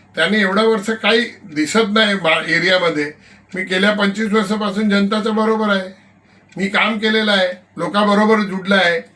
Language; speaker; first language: Marathi; non-native, local second language; Gujarati